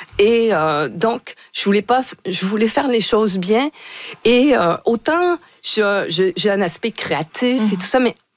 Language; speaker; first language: French; native; French